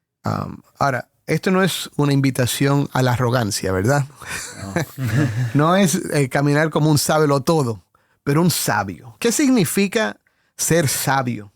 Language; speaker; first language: Spanish; native; Spanish